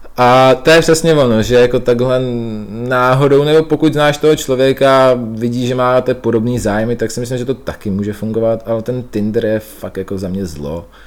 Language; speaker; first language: Czech; early bilingual, other home language; Russian